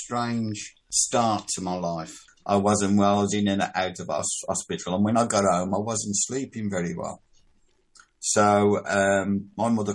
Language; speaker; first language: English; native; English